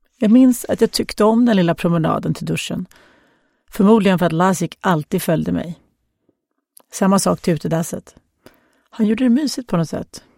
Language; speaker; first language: Swedish; non-native, fluent; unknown